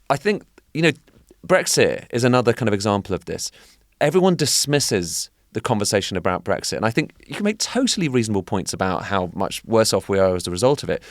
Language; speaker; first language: English; native; English